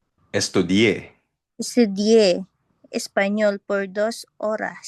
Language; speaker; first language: Spanish; non-native, learner; Filipino